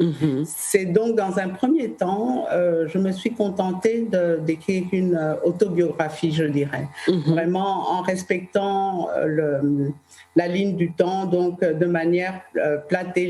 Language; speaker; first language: French; early bilingual, other home language; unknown